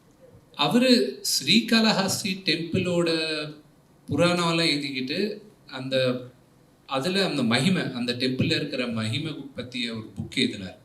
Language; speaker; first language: Tamil; non-native, local second language; Telugu